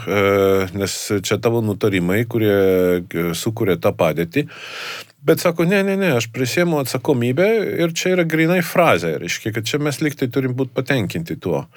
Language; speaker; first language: Lithuanian; non-native, fluent; Estonian